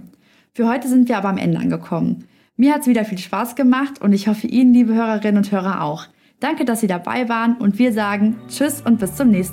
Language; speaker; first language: German; native; German